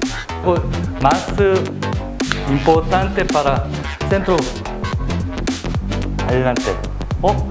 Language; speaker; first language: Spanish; non-native, learner; Korean